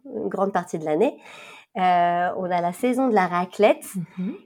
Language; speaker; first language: French; native; French